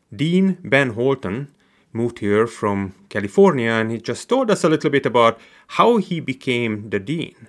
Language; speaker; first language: English; non-native, fluent; Hungarian